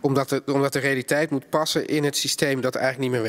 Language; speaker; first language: Dutch; native; Dutch